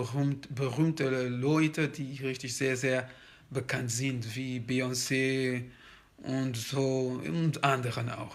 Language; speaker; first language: German; non-native, fluent; Kabuverdianu